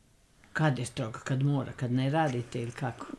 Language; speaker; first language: Serbian; native; Serbian